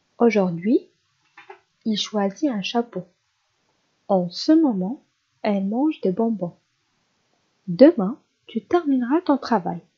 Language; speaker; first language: French; non-native, local second language; Arabic